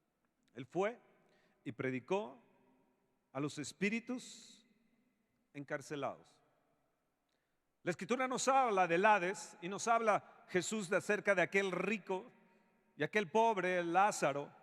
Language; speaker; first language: Spanish; native; Spanish